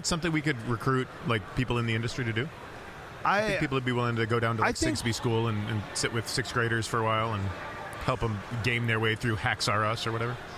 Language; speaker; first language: English; native; English